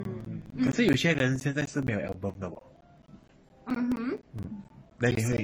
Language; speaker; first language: Chinese; native; Chinese